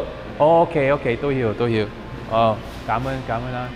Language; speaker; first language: Vietnamese; non-native, learner; English